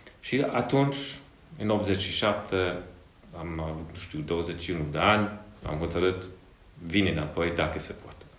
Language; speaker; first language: Romanian; non-native, fluent; Hungarian